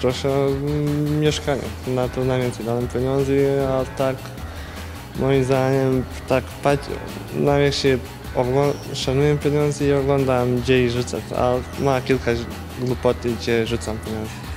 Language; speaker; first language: Polish; non-native, learner; Bosnian